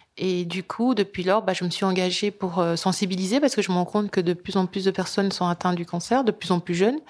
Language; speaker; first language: French; early bilingual, other home language; Lingala